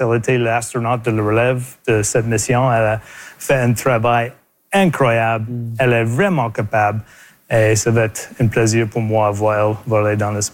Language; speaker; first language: French; non-native, local second language; English